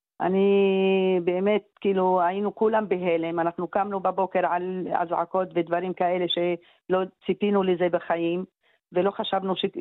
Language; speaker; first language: Hebrew; non-native, local second language; Arabic